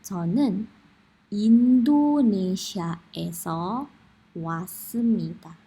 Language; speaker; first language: Korean; non-native, fluent; Indonesian